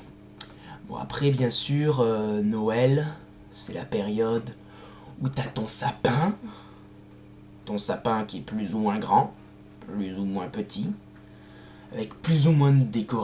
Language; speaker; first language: French; native; French